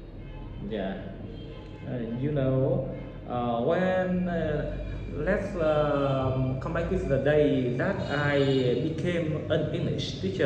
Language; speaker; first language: English; non-native, learner; Vietnamese